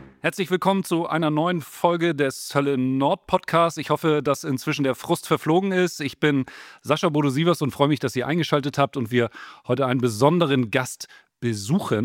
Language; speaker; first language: German; native; German